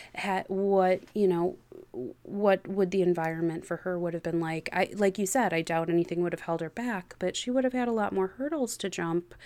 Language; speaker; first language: English; native; English